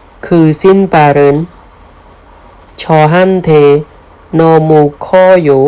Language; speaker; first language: Korean; non-native, fluent; Khmer